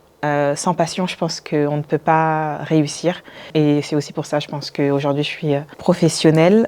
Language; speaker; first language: French; native; French